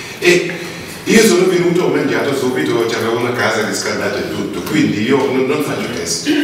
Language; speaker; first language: Italian; non-native, fluent; Wolof